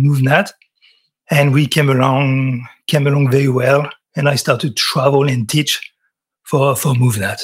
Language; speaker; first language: English; non-native, fluent; French